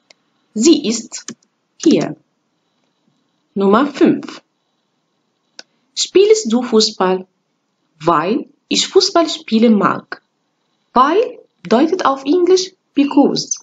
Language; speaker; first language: German; non-native, fluent; Arabic